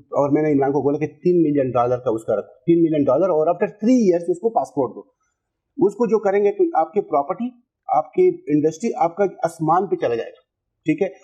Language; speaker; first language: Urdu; non-native, local second language; Pashto